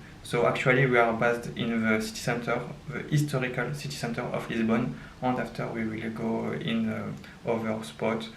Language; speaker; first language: English; non-native, learner; French